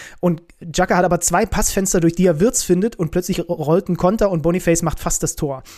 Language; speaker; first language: German; native; German